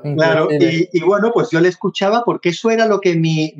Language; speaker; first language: Spanish; native; Spanish